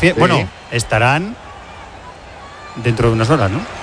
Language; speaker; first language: Spanish; native; Spanish